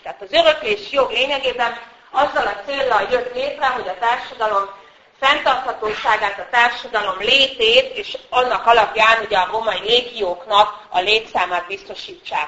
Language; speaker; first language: Hungarian; native; Hungarian